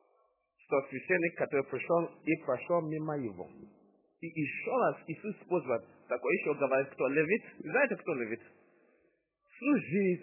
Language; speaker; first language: Russian; non-native, fluent; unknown